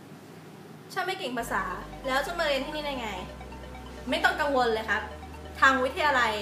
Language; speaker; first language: Thai; native; Thai